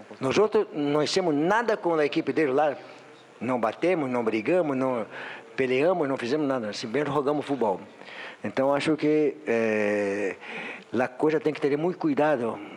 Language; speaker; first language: Portuguese; non-native, learner; Spanish